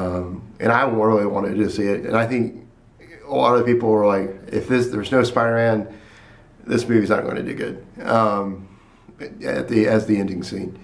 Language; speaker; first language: English; native; English